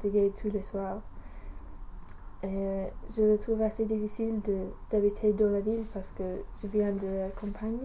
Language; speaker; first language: French; non-native, learner; English